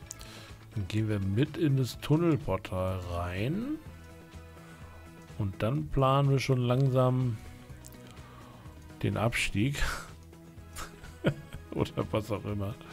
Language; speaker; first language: German; native; German